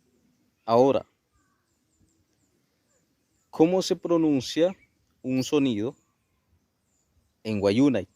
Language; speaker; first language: Spanish; non-native, local second language; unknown